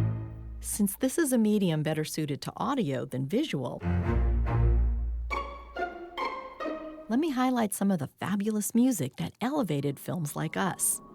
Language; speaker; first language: English; native; English